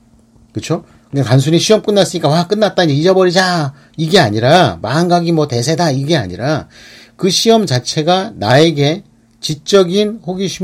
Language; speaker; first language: Korean; native; Korean